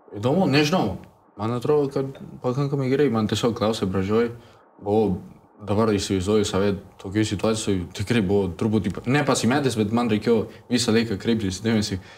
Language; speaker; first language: Lithuanian; early bilingual, heritage; Spanish